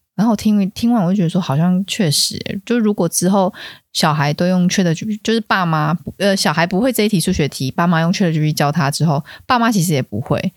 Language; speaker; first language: Chinese; native; Chinese